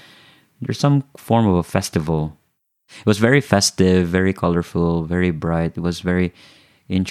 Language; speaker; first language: English; non-native, local second language; Cebuano